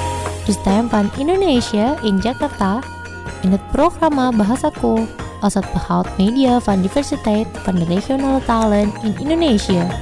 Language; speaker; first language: Dutch; non-native, fluent; Indonesian